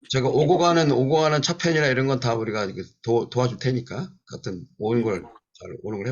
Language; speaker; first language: Korean; native; Korean